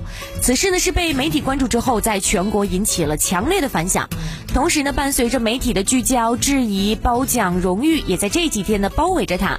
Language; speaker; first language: Chinese; native; Chinese